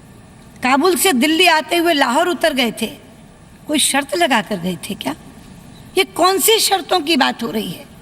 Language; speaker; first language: Hindi; native; Hindi